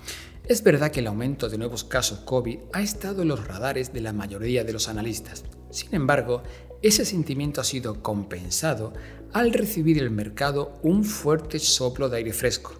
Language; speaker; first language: Spanish; native; Spanish